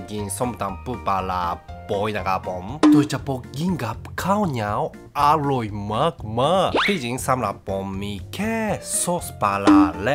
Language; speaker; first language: Thai; non-native, learner; Japanese